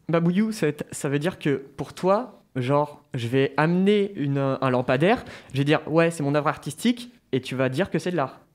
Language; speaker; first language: French; native; French